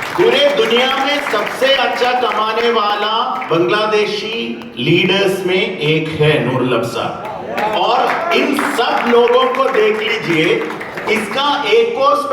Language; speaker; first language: Hindi; non-native, learner; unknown